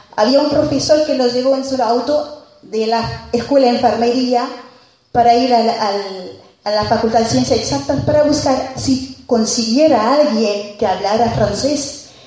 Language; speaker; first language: Spanish; non-native, fluent; Haitian Creole